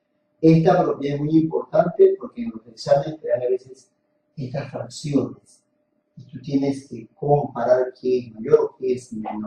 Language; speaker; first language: Spanish; native; Spanish